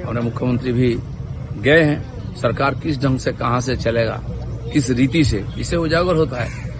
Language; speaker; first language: Hindi; non-native, local second language; Bangla